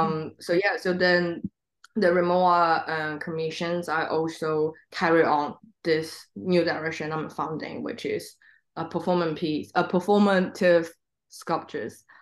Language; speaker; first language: English; non-native, fluent; Chinese